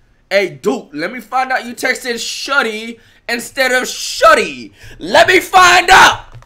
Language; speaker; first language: English; native; English